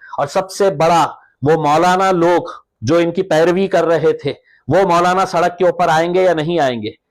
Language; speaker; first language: Hindi; native; Hindi